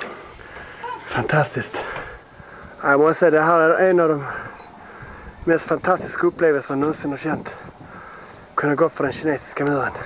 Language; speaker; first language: Swedish; native; Swedish